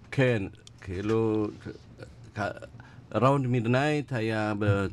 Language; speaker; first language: Hebrew; non-native, learner; Amharic